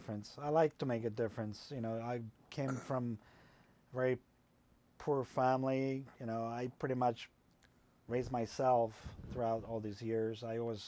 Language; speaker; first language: English; non-native, fluent; Polish